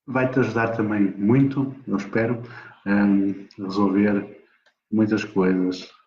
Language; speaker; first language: Portuguese; native; Portuguese